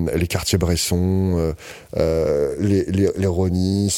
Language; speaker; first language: French; native; French